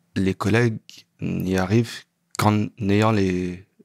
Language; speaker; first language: French; native; French